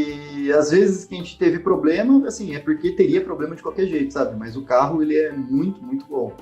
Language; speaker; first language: Portuguese; native; Portuguese